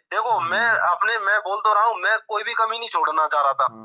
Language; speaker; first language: Hindi; native; Hindi